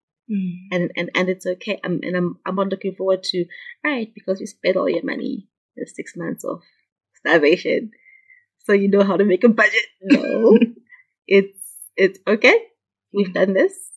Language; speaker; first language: English; non-native, local second language; Shona